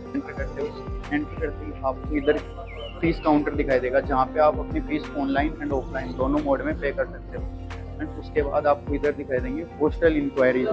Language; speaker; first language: Hindi; native; Hindi